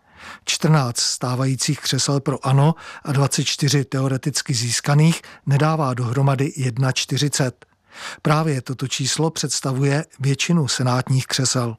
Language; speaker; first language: Czech; native; Czech